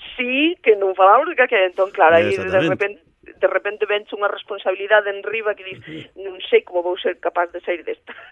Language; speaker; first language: Galician; early bilingual, heritage; Galician